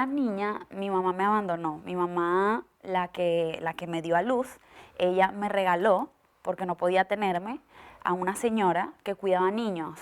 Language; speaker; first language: Spanish; native; Spanish